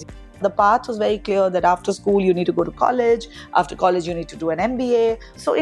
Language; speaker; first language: English; non-native, local second language; Hindi